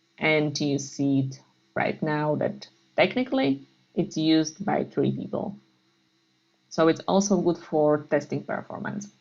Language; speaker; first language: English; non-native, fluent; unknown